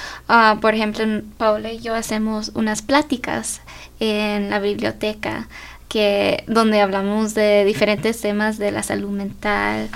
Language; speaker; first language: Spanish; early bilingual, heritage; Spanish